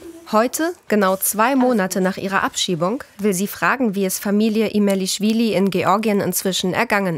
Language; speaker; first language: German; native; German